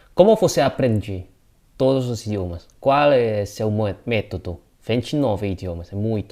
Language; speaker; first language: Portuguese; non-native, learner; Indonesian